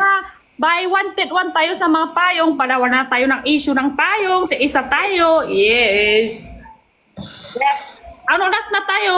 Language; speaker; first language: Filipino; non-native, local second language; Cebuano